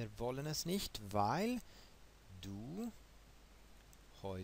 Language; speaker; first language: German; non-native, fluent; Swedish